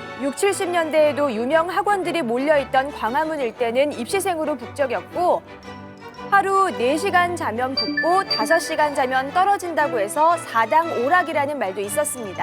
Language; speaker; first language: Korean; native; Korean